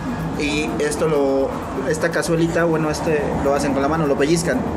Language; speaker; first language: Spanish; native; Spanish